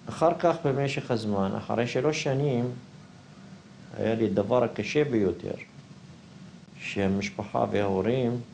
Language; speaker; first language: Hebrew; non-native, fluent; Arabic